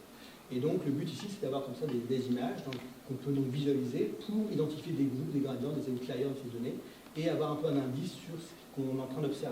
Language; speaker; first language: French; native; French